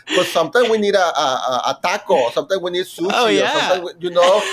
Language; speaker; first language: English; non-native, fluent; Spanish